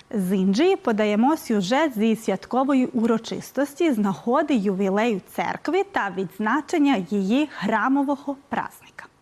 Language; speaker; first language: Ukrainian; early bilingual, heritage; Ukrainian